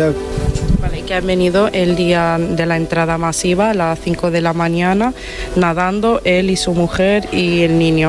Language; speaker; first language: Spanish; non-native, fluent; Italian